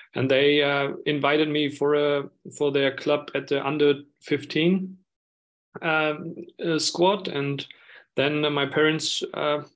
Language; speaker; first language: English; non-native, fluent; German